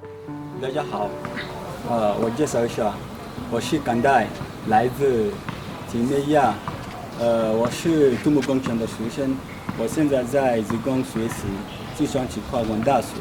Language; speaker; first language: Chinese; non-native, learner; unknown